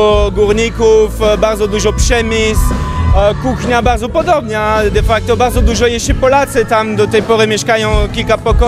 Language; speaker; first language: Polish; early bilingual, heritage; French